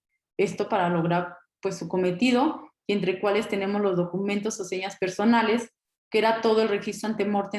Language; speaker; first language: Spanish; native; Spanish